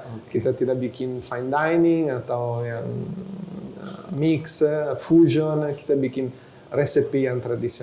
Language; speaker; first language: Indonesian; non-native, fluent; Italian